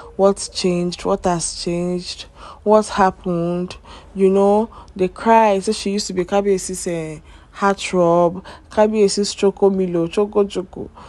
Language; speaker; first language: Nigerian Pidgin; native; Nigerian Pidgin